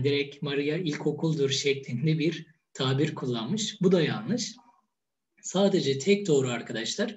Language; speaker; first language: Turkish; native; Turkish